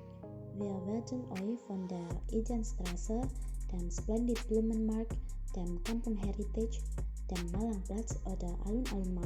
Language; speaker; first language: German; non-native, learner; Indonesian